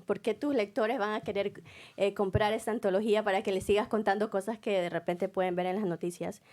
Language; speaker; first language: Spanish; native; Spanish